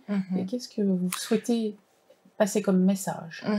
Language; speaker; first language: French; native; French